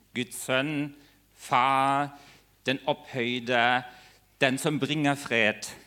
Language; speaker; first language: Norwegian; non-native, fluent; German